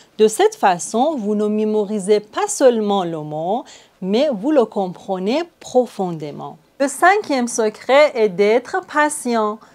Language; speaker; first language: French; non-native, fluent; Persian